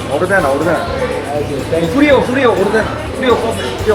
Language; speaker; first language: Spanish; non-native, learner; Korean